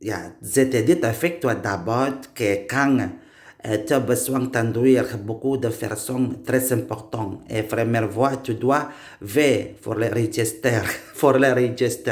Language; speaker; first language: French; non-native, learner; Indonesian